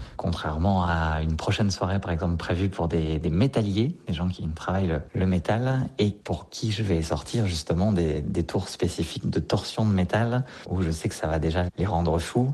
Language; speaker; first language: French; native; French